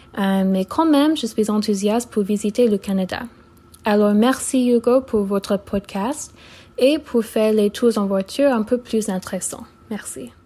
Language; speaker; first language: French; non-native, learner; English